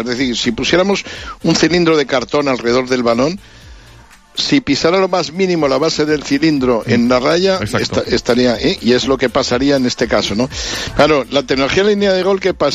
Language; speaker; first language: Spanish; native; Spanish